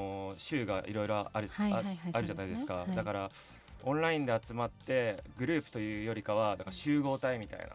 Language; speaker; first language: Japanese; native; Japanese